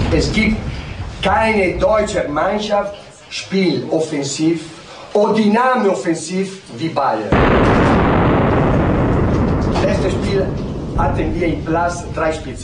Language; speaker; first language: German; non-native, learner; Italian